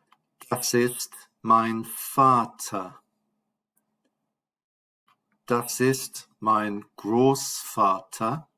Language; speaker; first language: German; non-native, fluent; English